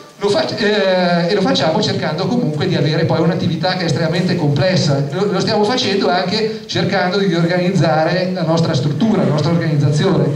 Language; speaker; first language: Italian; native; Italian